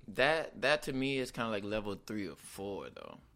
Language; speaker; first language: English; native; English